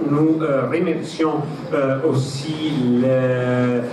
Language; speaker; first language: French; non-native, fluent; Italian